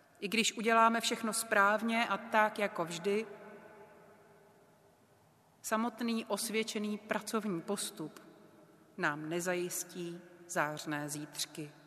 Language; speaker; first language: Czech; native; Czech